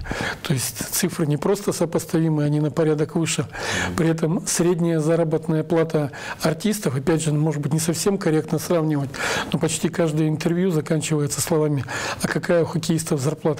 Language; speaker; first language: Russian; native; Russian